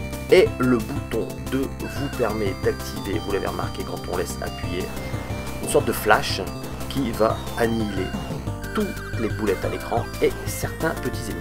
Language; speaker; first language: French; native; French